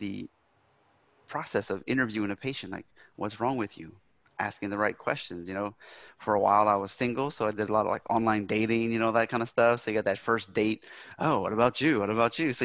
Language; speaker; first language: English; native; English